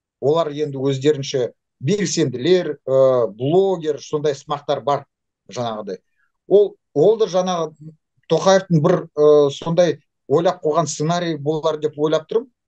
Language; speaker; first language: Kazakh; non-native, local second language; Russian